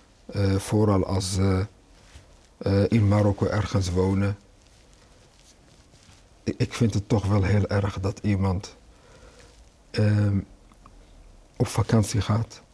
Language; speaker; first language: Dutch; early bilingual, other home language; Arabic